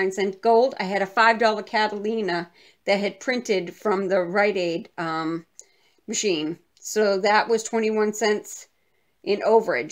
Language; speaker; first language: English; native; English